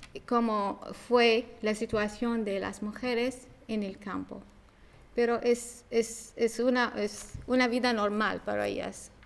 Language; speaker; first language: Spanish; non-native, learner; Arabic